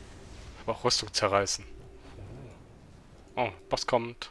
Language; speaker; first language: German; native; German